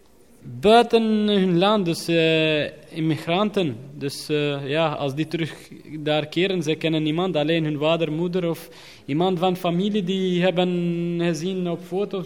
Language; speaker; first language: Dutch; non-native, learner; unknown